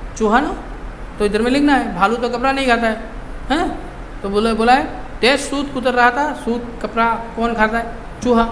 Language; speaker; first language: Hindi; non-native, local second language; Bangla